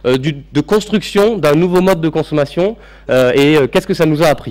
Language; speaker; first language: French; native; French